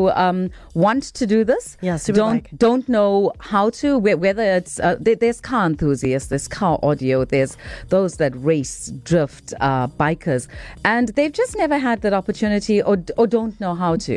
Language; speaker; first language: English; native; English